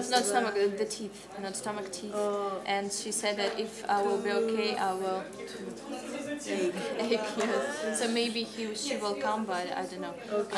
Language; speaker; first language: English; non-native, learner; Russian